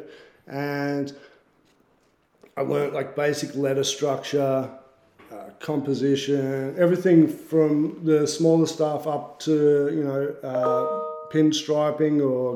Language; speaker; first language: English; native; English